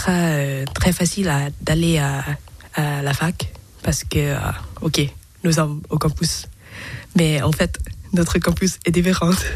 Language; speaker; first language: French; non-native, learner; Thai